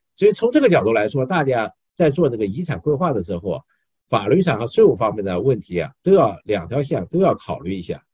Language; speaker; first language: Chinese; native; Chinese